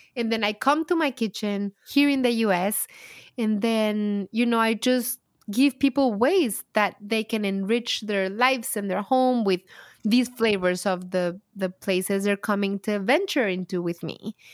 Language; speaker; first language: English; non-native, fluent; Spanish